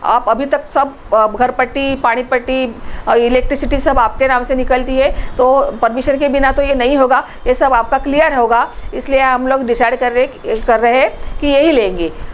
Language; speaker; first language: Hindi; non-native, local second language; Marathi